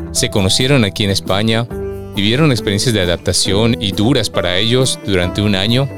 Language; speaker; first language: Spanish; native; Spanish